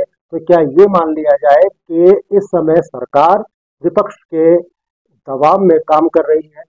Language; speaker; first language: Hindi; native; Hindi